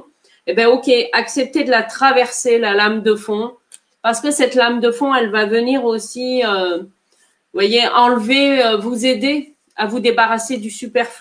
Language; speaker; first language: French; native; French